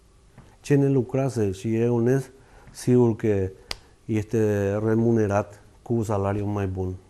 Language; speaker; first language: Romanian; non-native, learner; Spanish